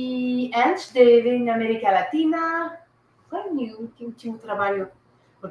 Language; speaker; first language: Portuguese; non-native, learner; French